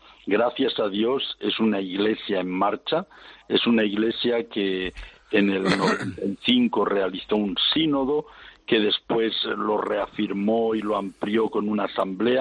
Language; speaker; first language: Spanish; native; Spanish